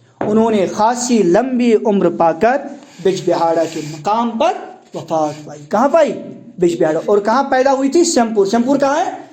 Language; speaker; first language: Urdu; non-native, local second language; Kashmiri